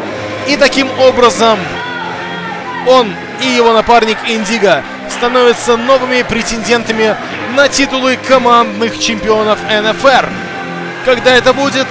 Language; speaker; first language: Russian; native; Russian